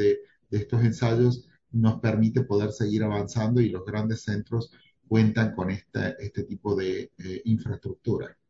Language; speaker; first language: Spanish; native; Spanish